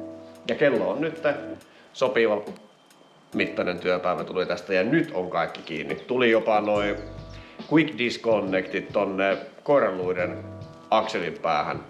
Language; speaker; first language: Finnish; native; Finnish